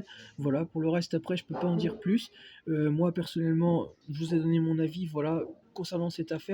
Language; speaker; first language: French; native; French